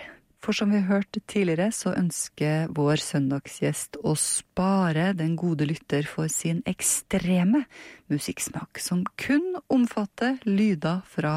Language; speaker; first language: Norwegian; native; Norwegian